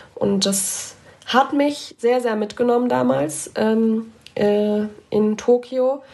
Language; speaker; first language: German; native; German